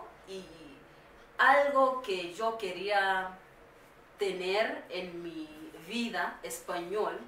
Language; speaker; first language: Spanish; non-native, learner; Swahili